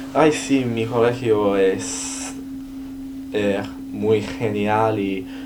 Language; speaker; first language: Spanish; non-native, learner; English